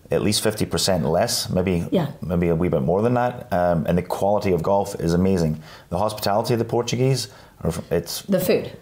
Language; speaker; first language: English; native; English